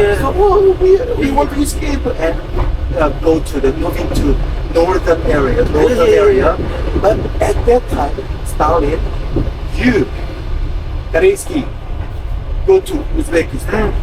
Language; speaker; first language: English; non-native, learner; Korean